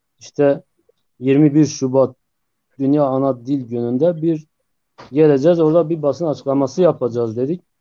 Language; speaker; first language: Turkish; non-native, local second language; Zaza